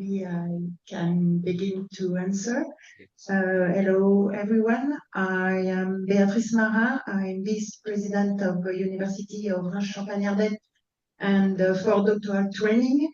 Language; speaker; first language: English; non-native, fluent; French